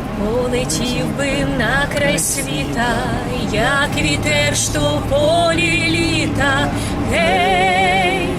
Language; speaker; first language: Ukrainian; native; Ukrainian